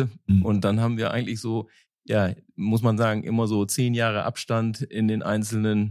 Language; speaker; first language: German; native; German